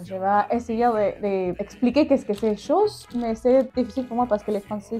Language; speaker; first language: French; non-native, learner; Spanish